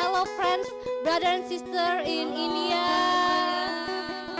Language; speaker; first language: English; non-native, fluent; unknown